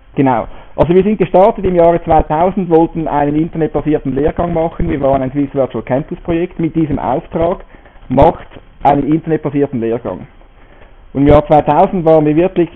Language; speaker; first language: German; native; German